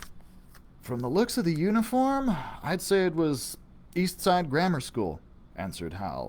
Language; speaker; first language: English; native; English